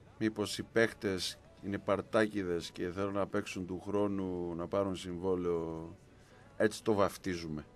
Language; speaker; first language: Greek; early bilingual, heritage; Greek